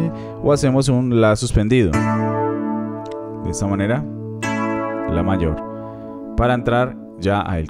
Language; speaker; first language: Spanish; native; Spanish